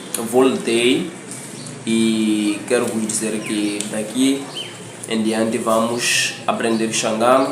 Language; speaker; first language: Portuguese; non-native, local second language; Tsonga